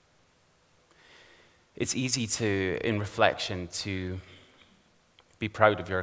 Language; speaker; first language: English; native; English